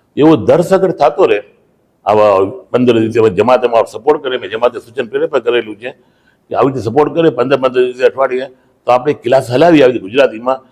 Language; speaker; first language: Gujarati; early bilingual, heritage; Gujarati